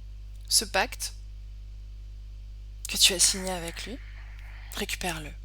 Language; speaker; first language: French; native; French